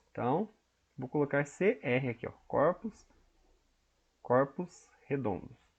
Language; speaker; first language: Portuguese; native; Portuguese